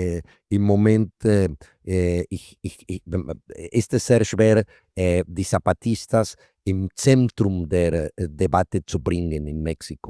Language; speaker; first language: German; non-native, fluent; Spanish